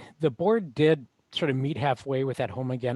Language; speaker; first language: English; native; English